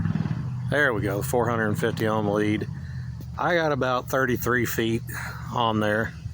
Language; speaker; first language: English; native; English